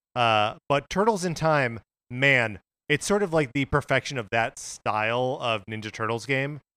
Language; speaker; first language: English; native; English